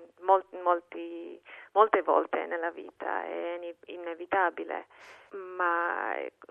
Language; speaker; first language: Italian; non-native, fluent; English